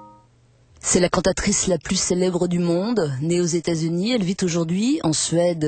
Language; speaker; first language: French; native; French